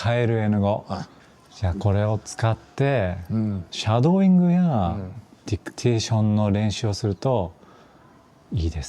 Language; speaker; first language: Japanese; non-native, fluent; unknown